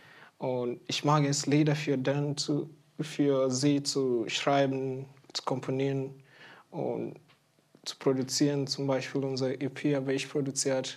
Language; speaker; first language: German; non-native, fluent; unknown